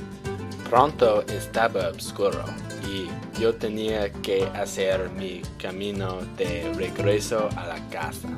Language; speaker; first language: Spanish; non-native, learner; English